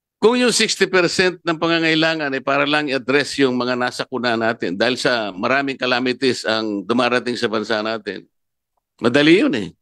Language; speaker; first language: Filipino; non-native, local second language; Pampanga